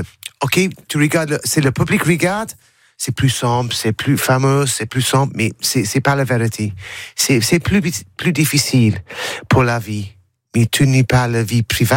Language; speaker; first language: French; non-native, learner; English